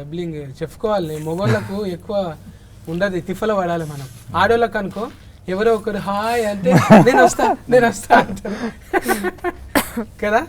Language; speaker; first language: Telugu; native; Telugu